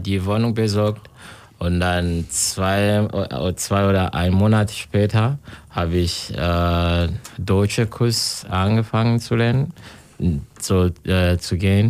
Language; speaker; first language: German; non-native, learner; Kinyarwanda